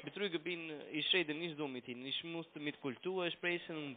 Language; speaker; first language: German; non-native, learner; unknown